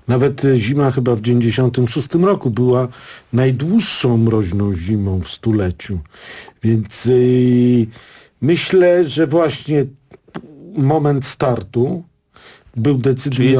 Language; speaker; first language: Polish; native; Polish